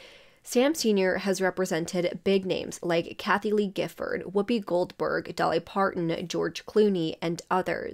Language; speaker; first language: English; native; English